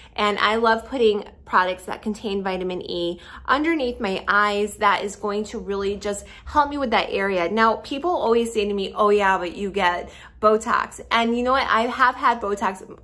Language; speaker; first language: English; native; English